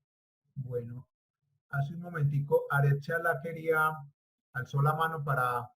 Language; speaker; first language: Spanish; native; Spanish